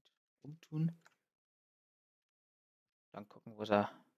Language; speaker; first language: German; native; German